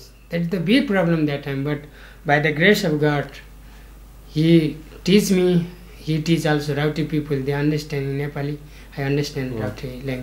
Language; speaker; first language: English; non-native, learner; Nepali